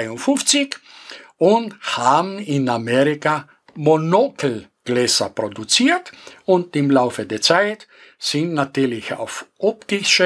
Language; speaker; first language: German; non-native, fluent; Greek